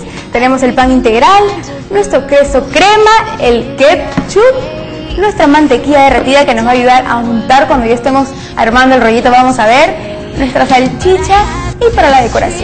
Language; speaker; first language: Spanish; native; Spanish